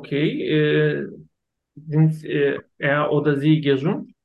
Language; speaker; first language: German; non-native, learner; Turkish